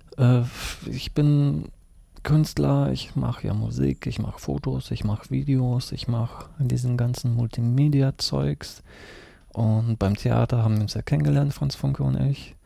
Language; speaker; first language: German; early bilingual, other home language; Russian